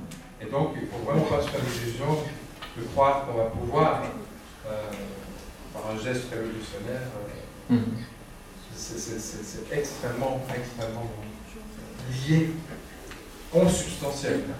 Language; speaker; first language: French; native; French